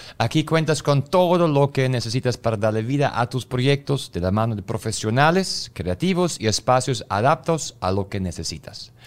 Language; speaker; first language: Spanish; non-native, fluent; German